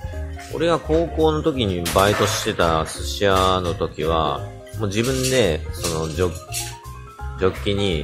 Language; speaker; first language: Japanese; native; Japanese